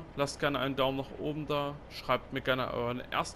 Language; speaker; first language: German; native; German